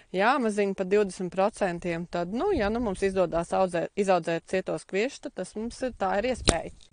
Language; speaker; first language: Latvian; native; Latvian